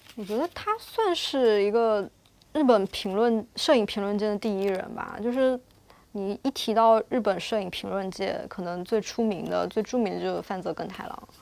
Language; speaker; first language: Chinese; native; Chinese